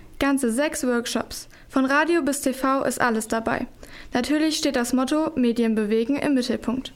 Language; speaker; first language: German; native; German